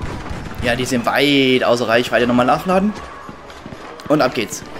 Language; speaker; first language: German; native; German